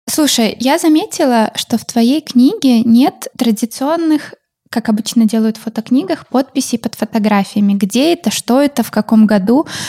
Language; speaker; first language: Russian; native; Russian